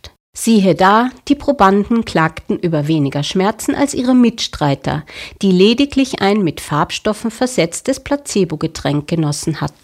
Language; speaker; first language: German; native; German